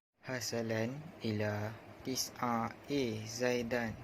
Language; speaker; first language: Arabic; non-native, learner; Malay